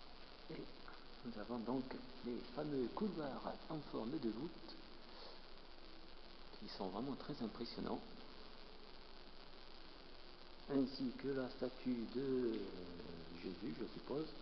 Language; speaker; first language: French; native; French